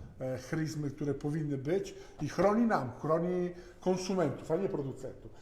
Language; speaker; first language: Polish; non-native, fluent; Italian